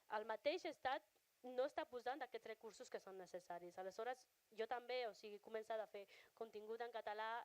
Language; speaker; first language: Catalan; non-native, local second language; Spanish